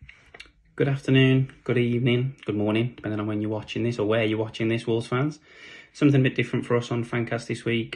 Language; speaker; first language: English; native; English